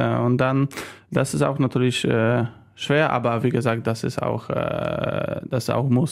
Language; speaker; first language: German; non-native, learner; Polish